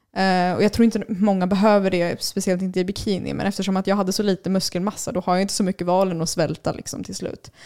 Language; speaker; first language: Swedish; native; Swedish